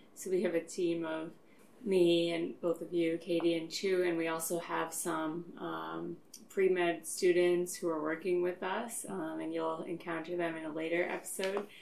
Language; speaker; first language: English; native; English